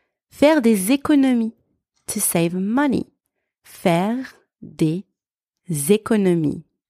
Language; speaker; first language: French; native; French